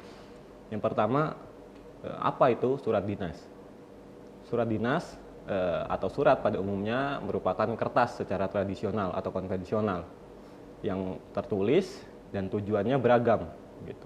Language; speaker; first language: Indonesian; native; Indonesian